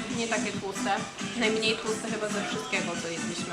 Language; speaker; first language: Polish; early bilingual, heritage; Polish